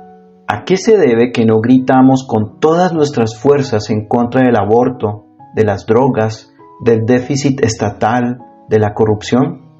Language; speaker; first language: Spanish; native; Spanish